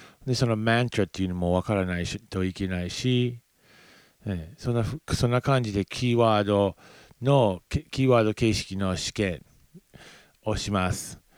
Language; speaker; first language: Japanese; non-native, fluent; English